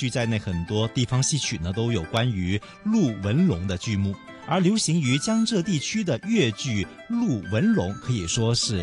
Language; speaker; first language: Chinese; non-native, local second language; Min Nan Chinese